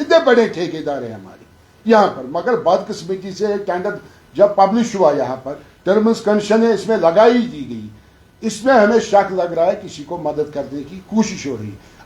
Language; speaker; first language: Urdu; non-native, local second language; Kashmiri